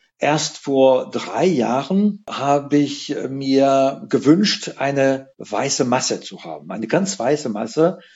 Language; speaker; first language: German; non-native, fluent; French